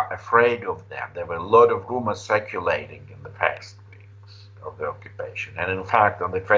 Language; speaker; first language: English; non-native, fluent; Romanian